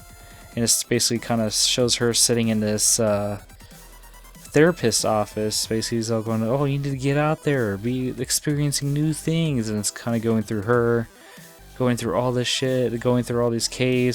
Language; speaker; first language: English; native; English